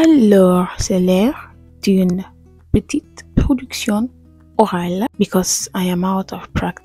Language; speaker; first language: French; non-native, learner; English